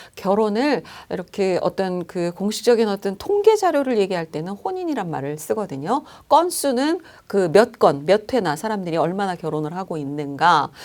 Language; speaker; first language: Korean; native; Korean